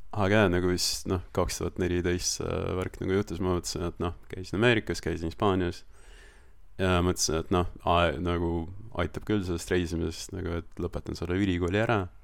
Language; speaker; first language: Estonian; early bilingual, other home language; Russian